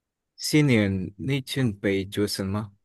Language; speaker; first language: Chinese; non-native, learner; Indonesian